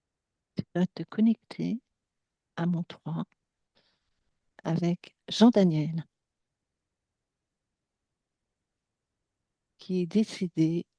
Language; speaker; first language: French; native; French